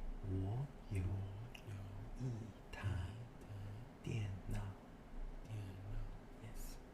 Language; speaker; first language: Chinese; non-native, learner; English